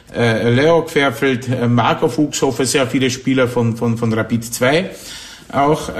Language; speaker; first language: German; non-native, fluent; Polish